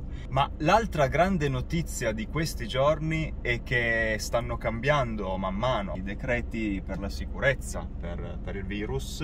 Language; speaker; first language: Italian; native; Italian